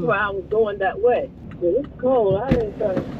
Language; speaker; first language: English; native; English